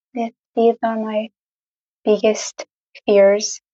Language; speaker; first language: English; non-native, fluent; Persian